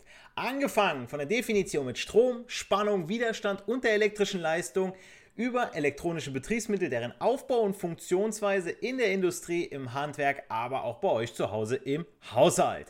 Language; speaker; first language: German; native; German